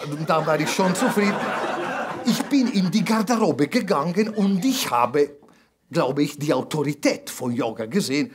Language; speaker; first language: German; non-native, fluent; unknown